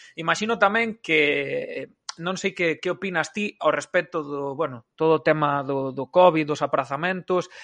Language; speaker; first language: Galician; native; Galician